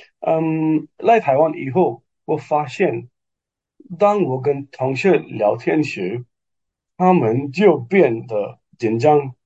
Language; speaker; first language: Chinese; non-native, fluent; Hindi